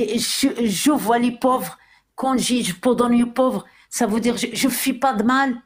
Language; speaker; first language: French; non-native, local second language; Arabic